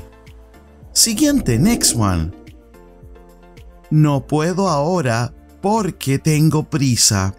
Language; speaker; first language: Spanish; non-native, fluent; English